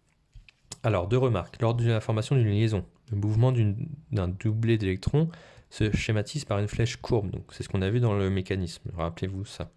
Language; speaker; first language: French; native; French